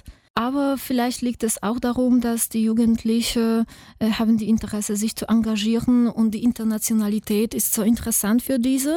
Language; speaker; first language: German; non-native, fluent; Polish